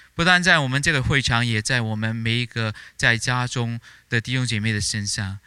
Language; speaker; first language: Chinese; native; Chinese